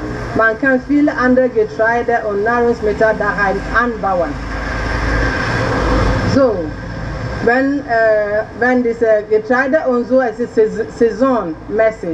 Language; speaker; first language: German; non-native, learner; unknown